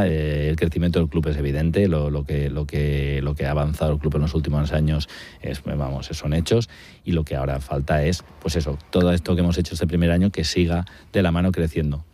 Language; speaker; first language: Spanish; native; Spanish